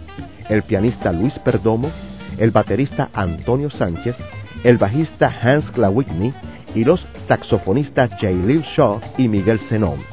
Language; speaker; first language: Spanish; native; Spanish